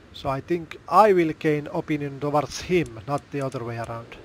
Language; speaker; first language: English; non-native, fluent; Finnish